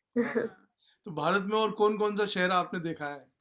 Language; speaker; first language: Hindi; native; Hindi